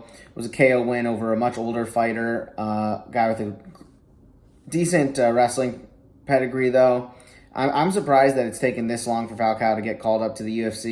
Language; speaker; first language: English; native; English